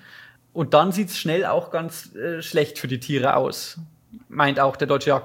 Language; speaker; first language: German; native; German